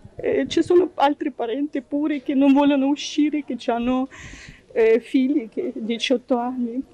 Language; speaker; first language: Italian; non-native, fluent; Ukrainian